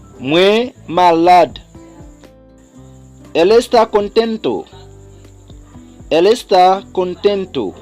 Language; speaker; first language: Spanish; non-native, fluent; Haitian Creole